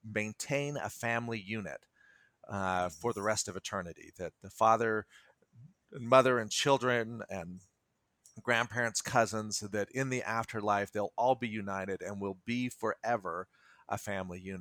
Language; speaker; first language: English; native; English